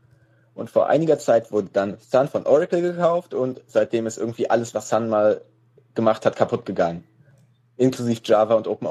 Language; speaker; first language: German; native; German